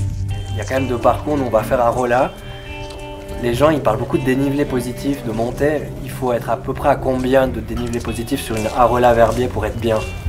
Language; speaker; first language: French; native; French